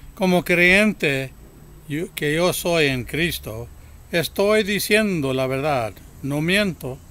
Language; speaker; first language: Spanish; early bilingual, heritage; Spanish